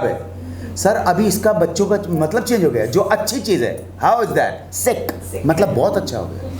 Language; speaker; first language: Hindi; native; Hindi